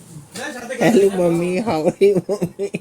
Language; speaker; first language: English; non-native, learner; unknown